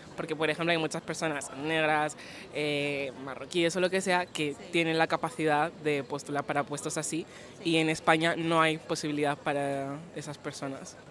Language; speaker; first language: Spanish; early bilingual, other home language; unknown